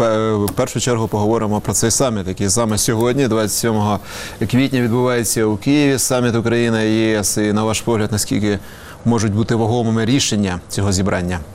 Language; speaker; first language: Ukrainian; native; Ukrainian